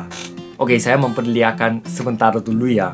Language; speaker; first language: Indonesian; non-native, fluent; Korean